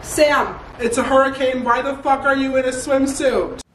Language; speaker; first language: English; native; English